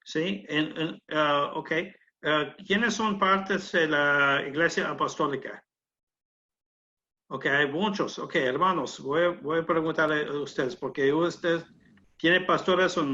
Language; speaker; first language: Spanish; non-native, learner; English